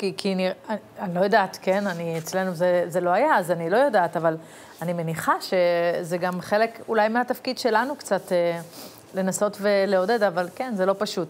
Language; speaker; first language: Hebrew; native; Hebrew